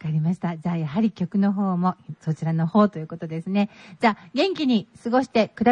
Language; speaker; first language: Japanese; native; Japanese